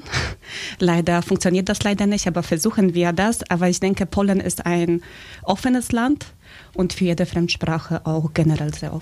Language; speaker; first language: German; early bilingual, other home language; Polish